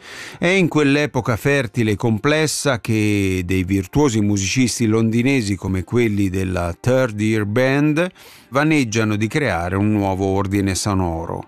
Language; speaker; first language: Italian; native; Italian